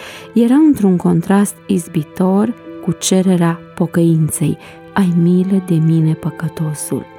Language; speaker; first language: Romanian; native; Romanian